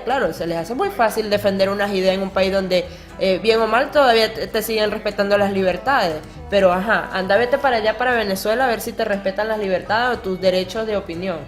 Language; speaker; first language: Spanish; native; Spanish